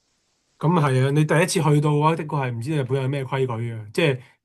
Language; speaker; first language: Chinese; native; Chinese